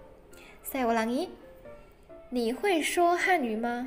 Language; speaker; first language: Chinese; non-native, fluent; Indonesian